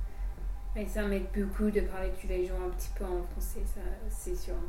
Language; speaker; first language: French; non-native, fluent; English